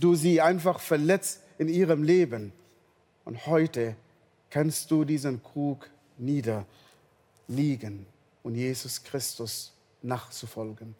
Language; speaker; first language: German; non-native, fluent; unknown